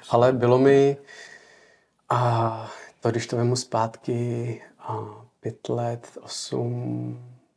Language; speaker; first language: Czech; early bilingual, other home language; Ukrainian